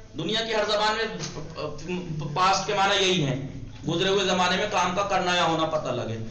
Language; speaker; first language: Urdu; native; Urdu